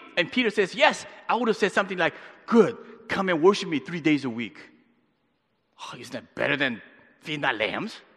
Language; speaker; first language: English; native; English